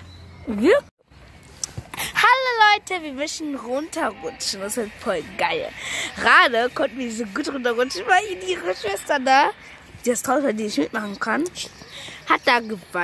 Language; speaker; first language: German; early bilingual, other home language; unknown